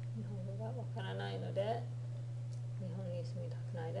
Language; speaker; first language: Japanese; non-native, fluent; English